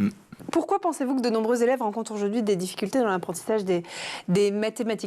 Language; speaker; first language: French; native; French